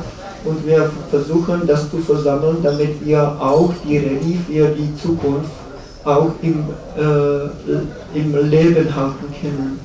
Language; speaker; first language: German; non-native, learner; Czech